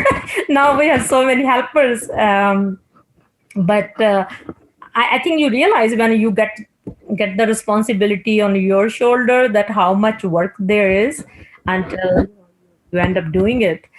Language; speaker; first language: English; non-native, local second language; Punjabi